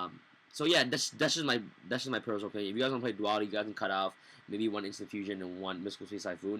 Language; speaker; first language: English; native; English